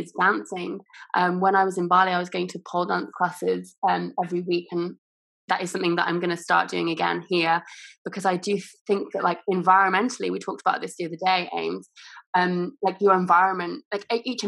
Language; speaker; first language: English; native; English